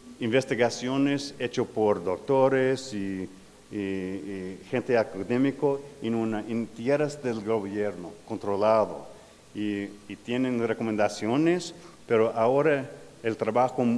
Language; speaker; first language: Spanish; non-native, learner; English